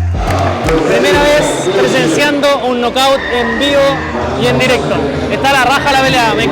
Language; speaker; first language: Spanish; native; Spanish